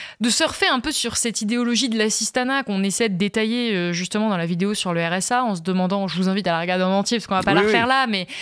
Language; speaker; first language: French; native; French